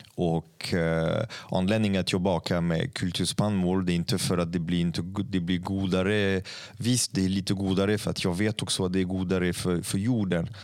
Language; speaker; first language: Swedish; non-native, fluent; French